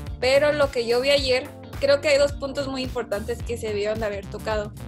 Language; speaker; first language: Spanish; native; Spanish